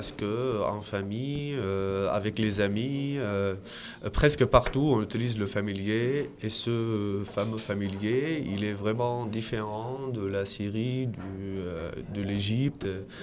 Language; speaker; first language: French; non-native, fluent; Arabic